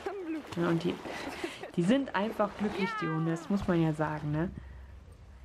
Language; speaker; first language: German; native; German